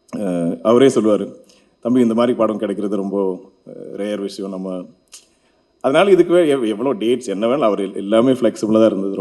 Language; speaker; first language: Tamil; non-native, local second language; Malayalam